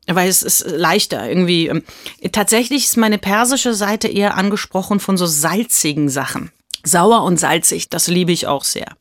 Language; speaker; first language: German; early bilingual, heritage; German